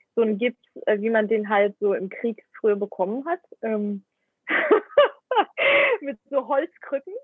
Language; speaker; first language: German; non-native, fluent; Ukrainian